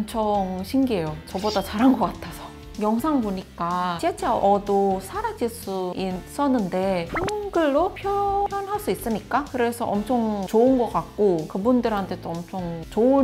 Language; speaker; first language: Korean; non-native, fluent; Indonesian